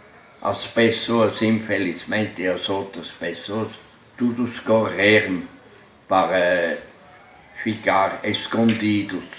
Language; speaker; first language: Portuguese; non-native, fluent; German